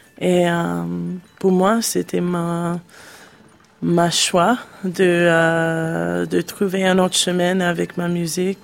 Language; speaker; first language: French; non-native, learner; English